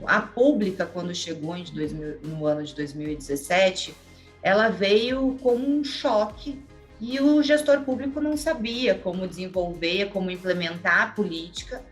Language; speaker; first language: Portuguese; native; Portuguese